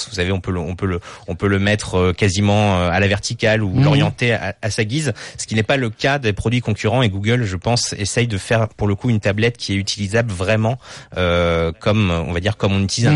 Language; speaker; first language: French; native; French